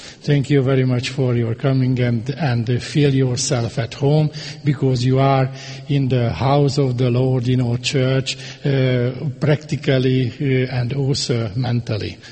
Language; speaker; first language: English; non-native, learner; Hungarian